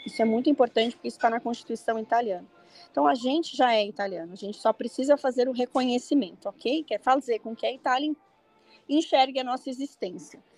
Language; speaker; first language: Portuguese; native; Portuguese